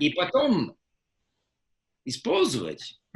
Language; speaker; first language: Russian; non-native, fluent; English